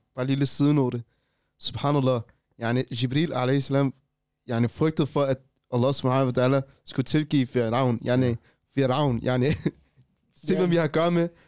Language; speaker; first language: Danish; early bilingual, other home language; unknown